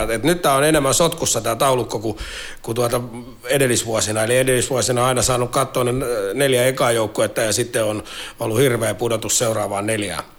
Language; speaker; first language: Finnish; native; Finnish